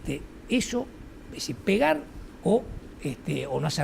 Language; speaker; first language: Spanish; native; Spanish